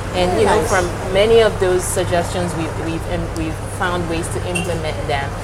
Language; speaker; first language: English; non-native, local second language; Yoruba